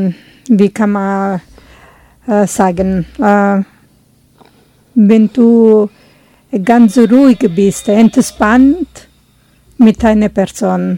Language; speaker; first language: German; non-native, learner; Italian